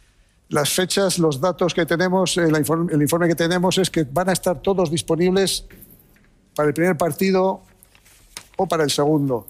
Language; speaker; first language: Spanish; native; Spanish